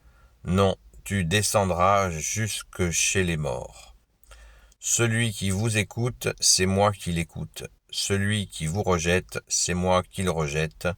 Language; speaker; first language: French; native; French